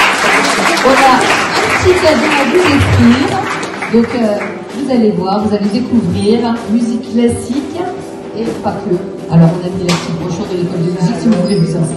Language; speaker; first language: French; native; French